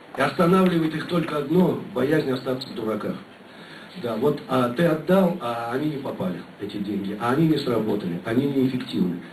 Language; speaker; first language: Russian; native; Russian